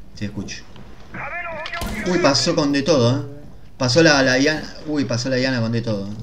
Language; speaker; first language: Spanish; native; Spanish